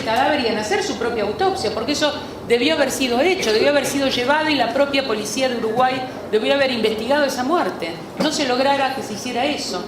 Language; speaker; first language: Spanish; native; Spanish